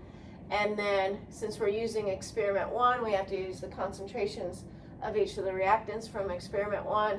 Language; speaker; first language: English; native; English